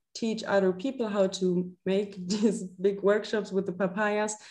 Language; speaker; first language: English; non-native, fluent; German